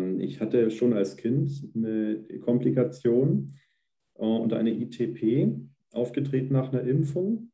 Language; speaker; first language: German; native; German